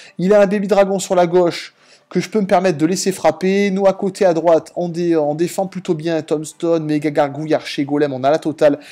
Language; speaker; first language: French; native; French